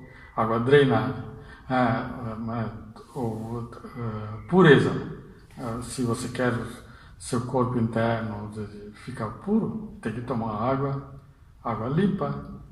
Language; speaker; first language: Portuguese; non-native, fluent; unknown